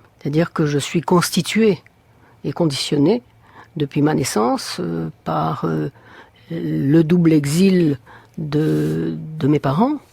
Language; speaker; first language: French; native; French